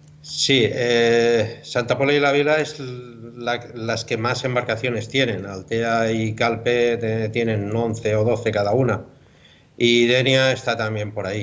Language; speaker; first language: Spanish; native; Spanish